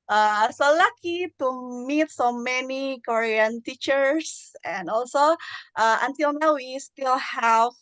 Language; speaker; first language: English; non-native, learner; Indonesian